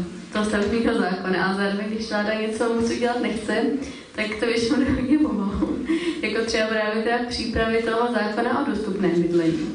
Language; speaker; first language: Czech; native; Czech